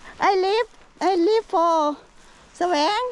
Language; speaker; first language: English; non-native, learner; Thai